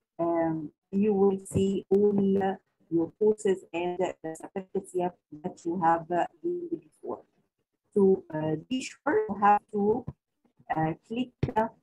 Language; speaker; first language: English; non-native, local second language; Arabic